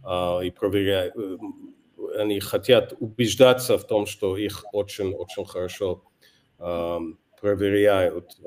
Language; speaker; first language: Russian; non-native, fluent; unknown